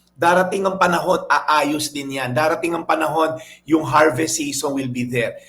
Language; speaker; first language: Filipino; native; Filipino